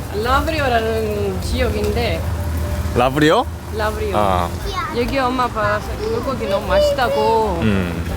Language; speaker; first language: Korean; non-native, fluent; Greek